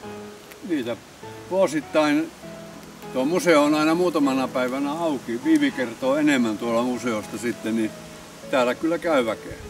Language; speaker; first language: Finnish; native; Finnish